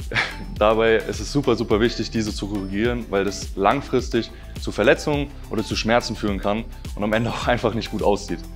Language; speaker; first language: German; native; German